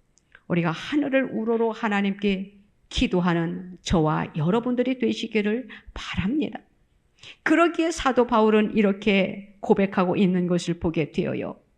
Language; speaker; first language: Korean; native; Korean